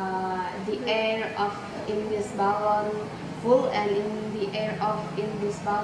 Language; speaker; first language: English; non-native, learner; Indonesian